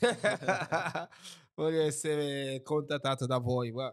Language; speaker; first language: Italian; non-native, fluent; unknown